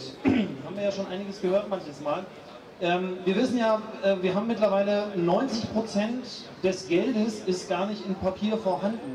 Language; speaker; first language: German; native; German